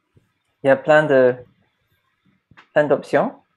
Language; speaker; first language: French; non-native, fluent; English